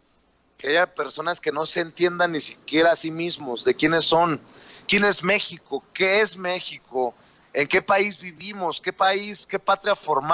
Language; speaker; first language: Spanish; native; Spanish